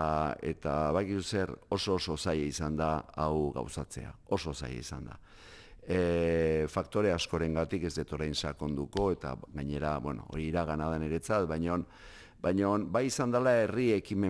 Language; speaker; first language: Basque; native; Basque